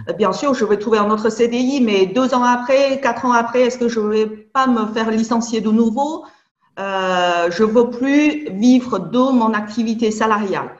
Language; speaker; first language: French; non-native, fluent; Chinese